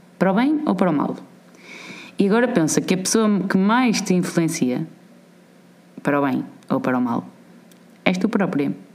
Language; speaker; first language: Portuguese; native; Portuguese